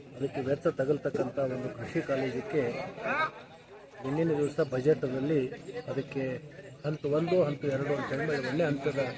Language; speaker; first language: Kannada; native; Kannada